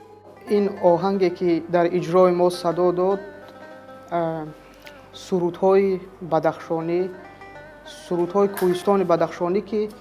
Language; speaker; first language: Persian; non-native, local second language; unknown